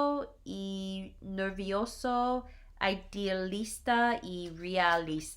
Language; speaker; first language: Spanish; non-native, learner; English